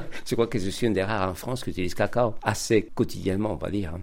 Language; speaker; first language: French; non-native, fluent; Spanish